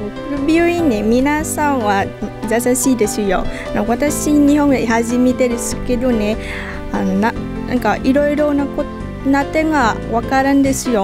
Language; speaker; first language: Japanese; non-native, learner; Vietnamese